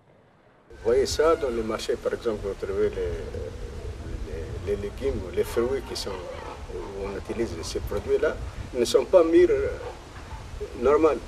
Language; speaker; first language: French; non-native, fluent; Arabic